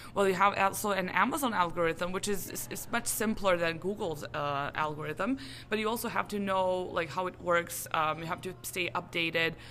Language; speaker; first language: English; non-native, fluent; Serbian